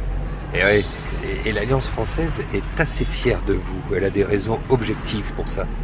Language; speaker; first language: French; native; French